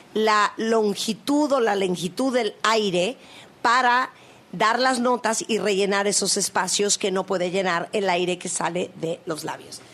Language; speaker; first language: Spanish; native; Spanish